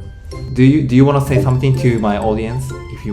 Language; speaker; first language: English; non-native, learner; Japanese